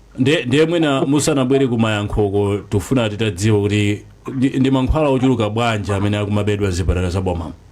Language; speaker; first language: Nyanja; native; Nyanja